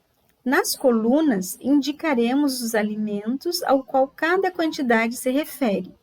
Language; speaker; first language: Portuguese; native; Portuguese